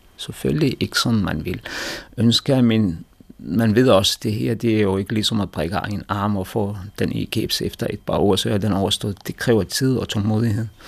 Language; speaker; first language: Danish; non-native, fluent; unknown